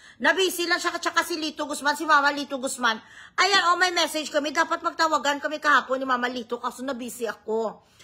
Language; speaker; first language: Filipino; non-native, local second language; Hiligaynon